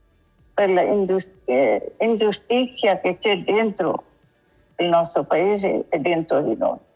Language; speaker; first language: Italian; non-native, learner; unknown